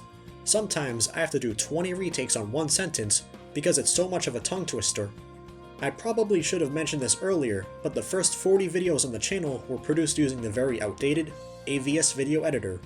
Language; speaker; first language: English; native; English